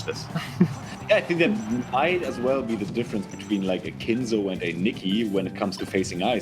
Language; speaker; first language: English; non-native, fluent; German